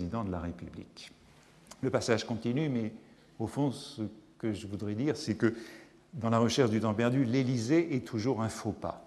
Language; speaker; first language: French; native; French